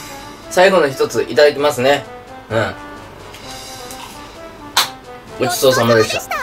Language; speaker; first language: Japanese; native; Japanese